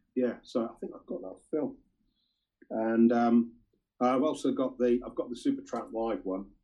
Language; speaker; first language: English; native; English